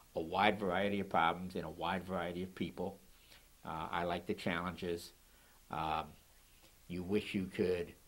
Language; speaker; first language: English; native; English